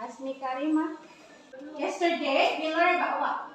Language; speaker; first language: English; non-native, learner; Indonesian